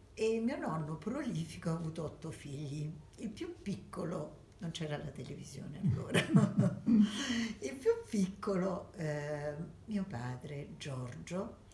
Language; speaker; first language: Italian; early bilingual, other home language; Armenian